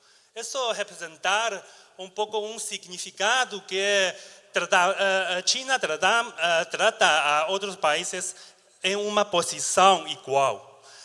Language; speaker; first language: Portuguese; non-native, learner; Chinese